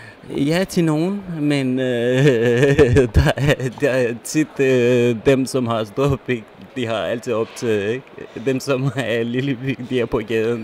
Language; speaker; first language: Danish; non-native, learner; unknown